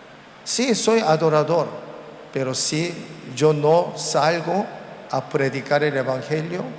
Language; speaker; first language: Spanish; non-native, learner; Korean